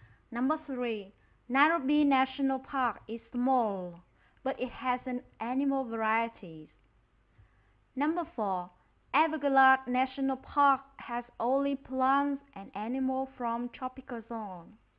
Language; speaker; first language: English; non-native, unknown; Vietnamese